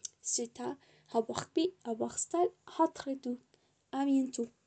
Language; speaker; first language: French; non-native, learner; Spanish